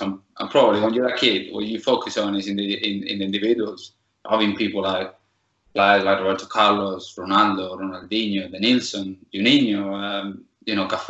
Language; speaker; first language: English; non-native, fluent; Spanish